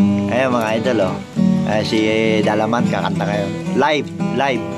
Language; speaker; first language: Filipino; native; Filipino